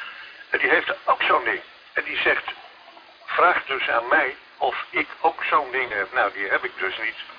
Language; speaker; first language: Dutch; native; Dutch